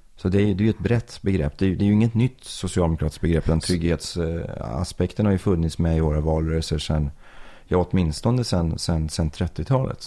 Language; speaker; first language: Swedish; early bilingual, other home language; Persian